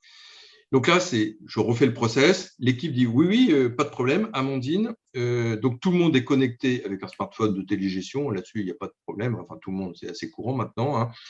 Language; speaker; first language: French; native; French